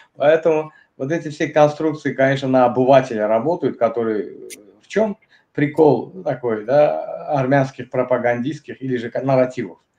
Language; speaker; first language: Russian; non-native, local second language; Azerbaijani